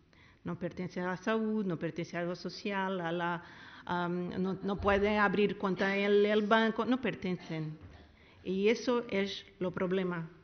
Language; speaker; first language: Spanish; non-native, learner; Portuguese